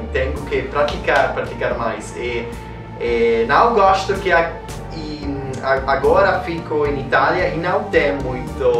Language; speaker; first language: Portuguese; non-native, learner; Italian